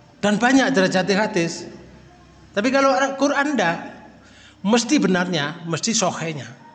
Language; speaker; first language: Indonesian; non-native, local second language; Javanese